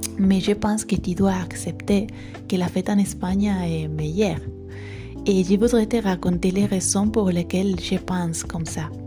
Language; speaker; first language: French; non-native, learner; Spanish